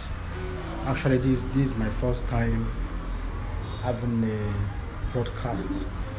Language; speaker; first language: English; non-native, local second language; Yoruba